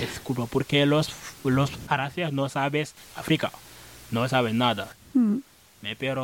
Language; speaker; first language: Spanish; non-native, learner; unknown